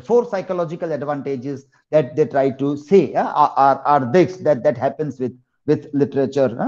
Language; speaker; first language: English; non-native, local second language; Gujarati